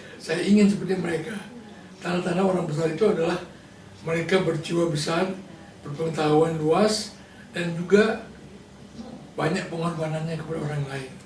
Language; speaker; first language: Indonesian; non-native, local second language; Balinese